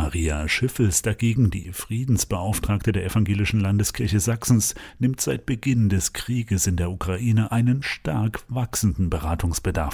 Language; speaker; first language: German; native; German